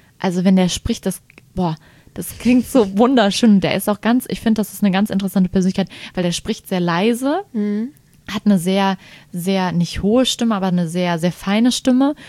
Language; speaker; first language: German; native; German